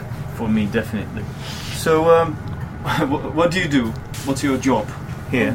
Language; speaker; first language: English; non-native, fluent; Czech